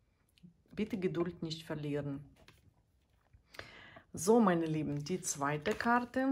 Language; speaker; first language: German; non-native, fluent; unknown